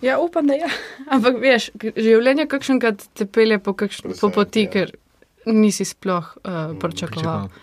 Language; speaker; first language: Slovenian; early bilingual, heritage; Slovenian